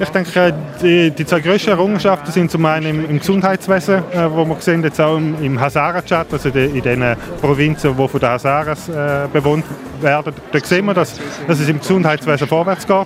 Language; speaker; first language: German; native; German